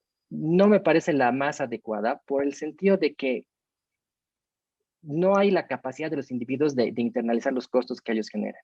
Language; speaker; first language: Spanish; native; Spanish